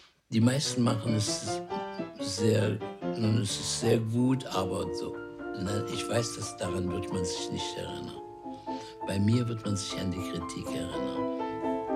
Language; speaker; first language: German; native; German